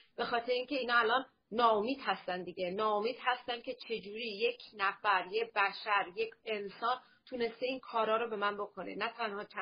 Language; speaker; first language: Persian; early bilingual, heritage; Persian